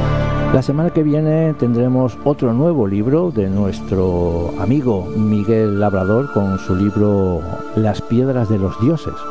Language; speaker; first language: Spanish; native; Spanish